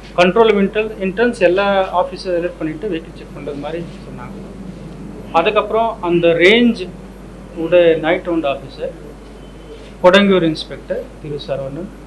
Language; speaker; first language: Tamil; non-native, local second language; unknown